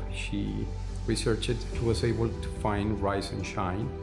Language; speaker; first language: English; non-native, fluent; Spanish